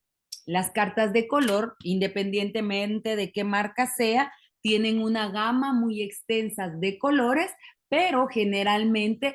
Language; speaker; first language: Spanish; native; Spanish